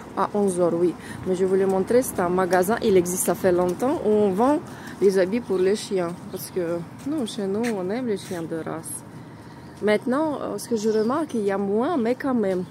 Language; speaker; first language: French; non-native, fluent; Russian